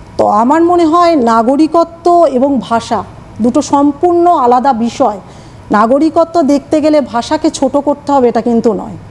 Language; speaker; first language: Bangla; native; Bangla